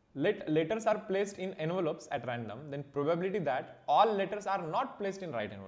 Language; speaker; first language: English; non-native, local second language; Marathi